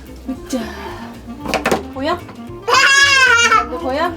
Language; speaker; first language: Korean; native; Korean